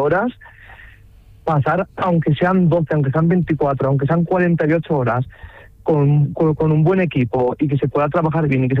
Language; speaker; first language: Spanish; native; Spanish